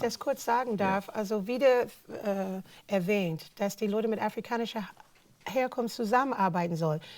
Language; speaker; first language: German; non-native, fluent; English